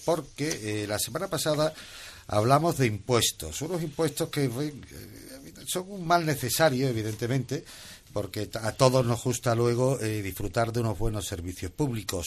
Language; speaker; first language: Spanish; native; Spanish